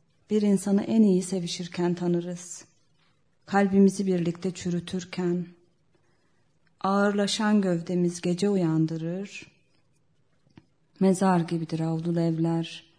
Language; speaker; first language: Turkish; non-native, local second language; Kurdish